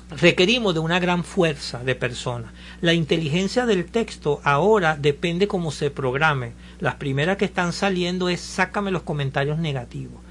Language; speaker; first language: Spanish; native; Spanish